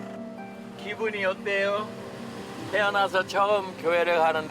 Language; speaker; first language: Korean; native; Korean